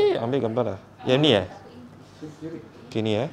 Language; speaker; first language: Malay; non-native, local second language; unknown